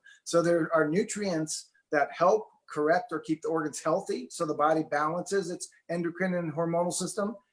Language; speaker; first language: English; native; English